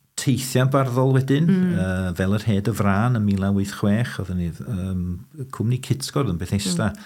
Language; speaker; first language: Welsh; early bilingual, heritage; Welsh